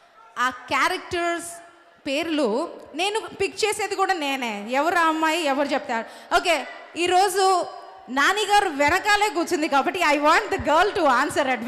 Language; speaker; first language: Telugu; native; Telugu